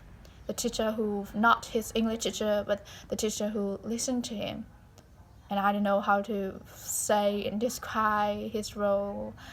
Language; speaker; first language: English; non-native, learner; Vietnamese